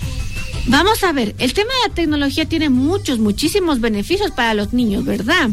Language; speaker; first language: Spanish; native; Spanish